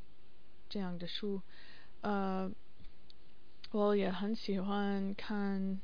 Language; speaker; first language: Chinese; non-native, learner; English